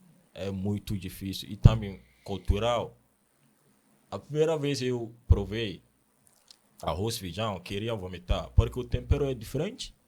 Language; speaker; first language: Portuguese; non-native, learner; Akan